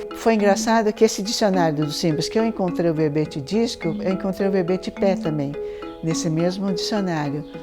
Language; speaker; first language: Portuguese; early bilingual, other home language; Chinese